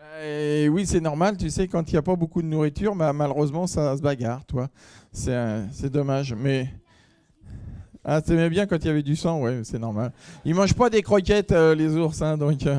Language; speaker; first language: French; native; French